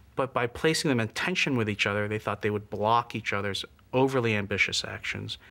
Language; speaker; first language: English; native; English